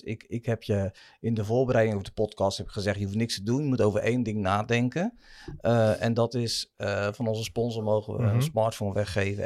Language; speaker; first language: Dutch; native; Dutch